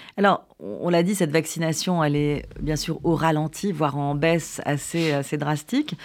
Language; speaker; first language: French; native; French